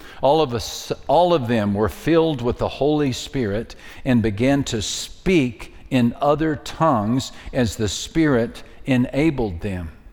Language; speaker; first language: English; native; English